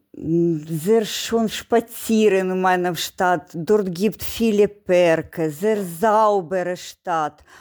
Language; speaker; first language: German; non-native, learner; Ukrainian